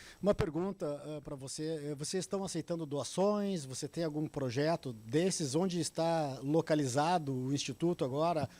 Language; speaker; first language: Portuguese; native; Portuguese